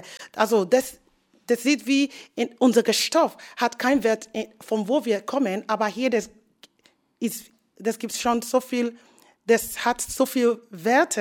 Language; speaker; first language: German; non-native, learner; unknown